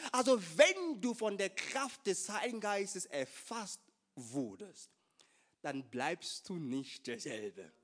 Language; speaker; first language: German; non-native, fluent; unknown